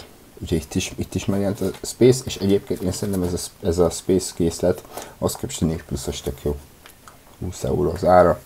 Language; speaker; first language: Hungarian; native; Hungarian